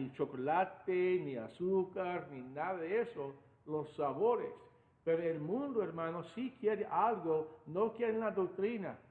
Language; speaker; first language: Spanish; non-native, fluent; English